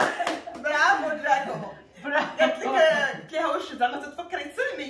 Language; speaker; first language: Italian; non-native, learner; Arabic